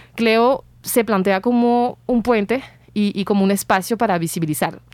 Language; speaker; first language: Spanish; non-native, fluent; French